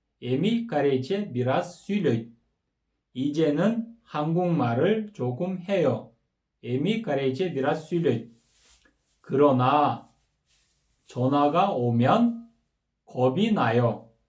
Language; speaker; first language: Korean; non-native, fluent; Kyrgyz